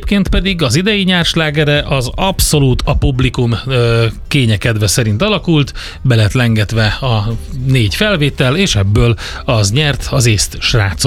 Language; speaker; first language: Hungarian; native; Hungarian